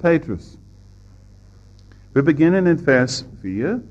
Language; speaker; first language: German; non-native, fluent; English